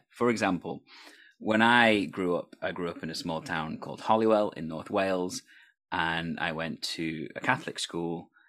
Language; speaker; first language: English; native; English